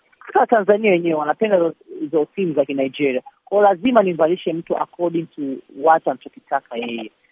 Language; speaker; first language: Swahili; native; Swahili